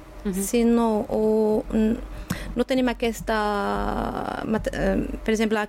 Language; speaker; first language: Catalan; non-native, fluent; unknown